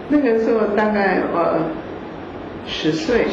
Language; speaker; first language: Chinese; non-native, fluent; German